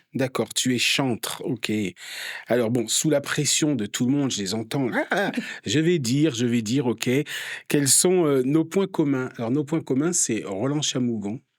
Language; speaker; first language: French; native; French